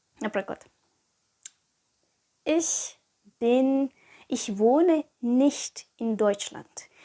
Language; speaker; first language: German; non-native, fluent; Ukrainian